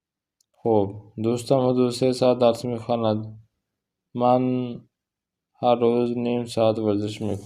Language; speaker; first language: Persian; non-native, fluent; Urdu